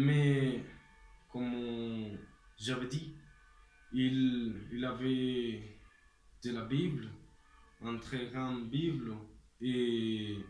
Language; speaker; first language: French; non-native, learner; Spanish